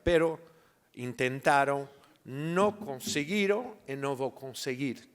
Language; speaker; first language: Spanish; non-native, learner; Portuguese